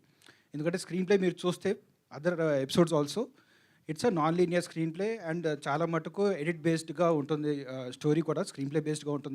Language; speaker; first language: Telugu; native; Telugu